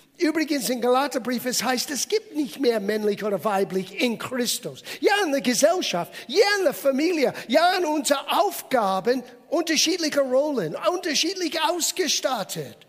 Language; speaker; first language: German; non-native, fluent; English